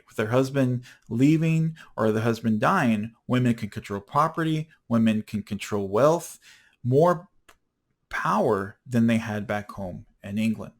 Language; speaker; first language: English; native; English